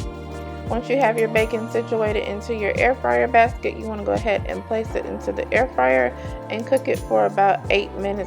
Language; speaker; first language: English; native; English